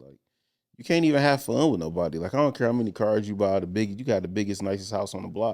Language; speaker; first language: English; native; English